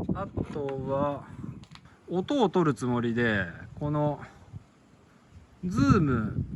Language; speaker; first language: Japanese; native; Japanese